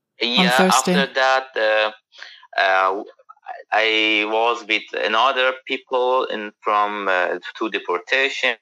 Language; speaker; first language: English; non-native, learner; Persian